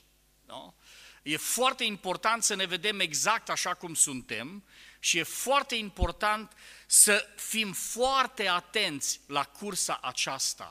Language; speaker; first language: Romanian; native; Romanian